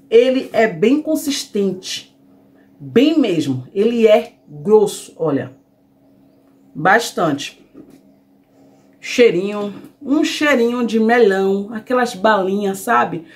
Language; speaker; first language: Portuguese; native; Portuguese